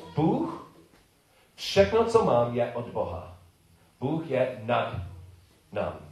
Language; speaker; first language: Czech; non-native, learner; English